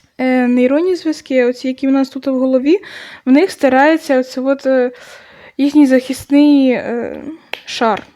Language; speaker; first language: Ukrainian; non-native, local second language; Russian